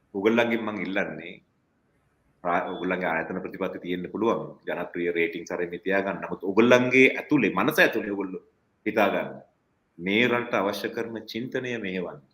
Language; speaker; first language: Sinhala; non-native, local second language; Tamil